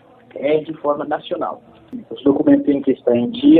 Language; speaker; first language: Portuguese; non-native, fluent; Haitian Creole